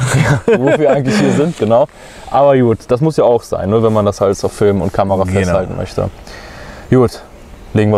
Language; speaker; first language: German; native; German